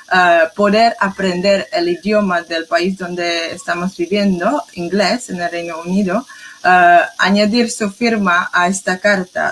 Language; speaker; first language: Spanish; non-native, fluent; English